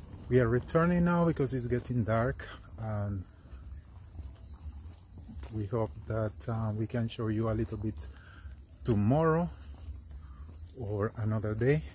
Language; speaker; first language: English; non-native, fluent; Spanish